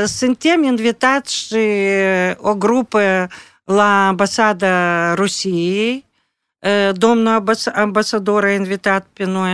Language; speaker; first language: Romanian; non-native, local second language; Russian